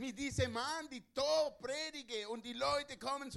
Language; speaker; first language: German; non-native, learner; Spanish